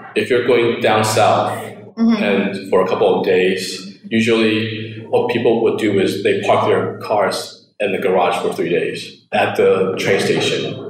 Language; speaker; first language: English; early bilingual, other home language; Chinese